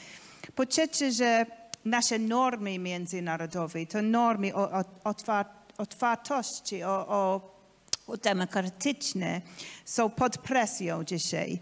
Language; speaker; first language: Polish; non-native, learner; English